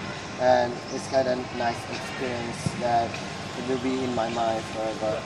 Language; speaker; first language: English; non-native, learner; Thai